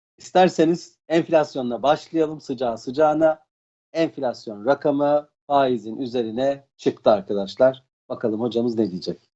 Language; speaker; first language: Turkish; native; Turkish